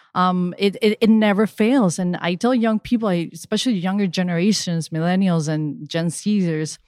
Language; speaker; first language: English; early bilingual, other home language; Spanish